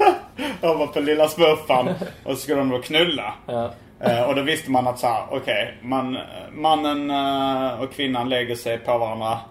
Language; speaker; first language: Swedish; native; Swedish